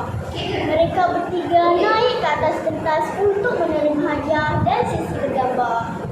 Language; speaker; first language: Malay; native; Malay